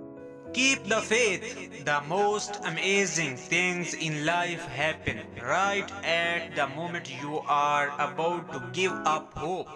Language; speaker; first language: English; non-native, local second language; Urdu